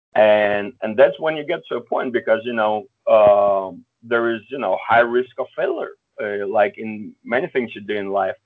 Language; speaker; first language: English; early bilingual, other home language; Russian